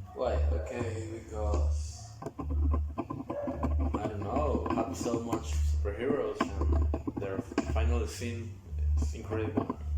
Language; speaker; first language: English; non-native, learner; Spanish